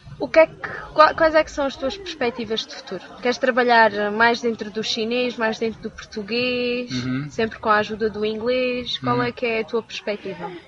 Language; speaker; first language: Portuguese; native; Portuguese